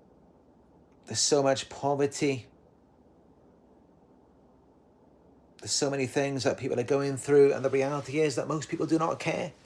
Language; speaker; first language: English; native; English